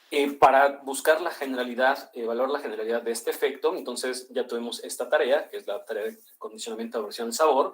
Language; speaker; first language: Spanish; native; Spanish